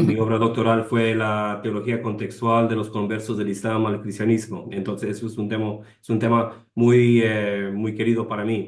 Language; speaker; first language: Spanish; non-native, fluent; English